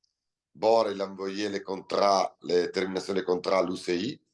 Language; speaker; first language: French; non-native, learner; Italian